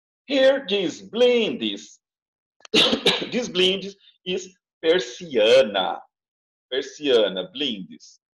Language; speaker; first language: English; non-native, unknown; Portuguese